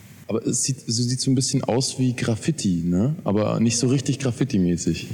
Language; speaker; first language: German; native; German